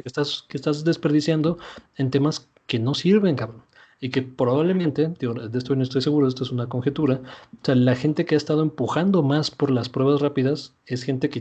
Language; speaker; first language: Spanish; native; Spanish